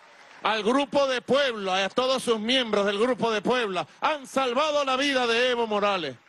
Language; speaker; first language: Spanish; native; Spanish